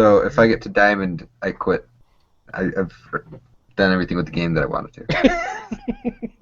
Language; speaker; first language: English; native; English